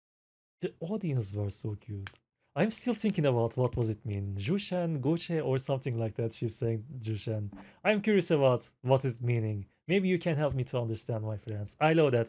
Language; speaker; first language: English; non-native, fluent; Turkish